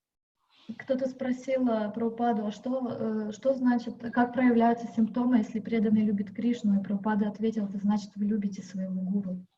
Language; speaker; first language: Russian; native; Russian